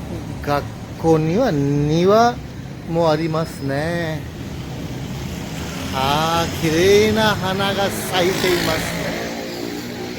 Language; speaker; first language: Japanese; non-native, fluent; Urdu